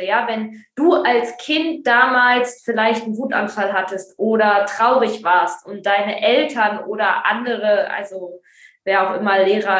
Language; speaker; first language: German; native; German